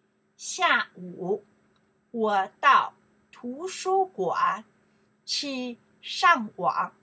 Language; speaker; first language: Chinese; non-native, learner; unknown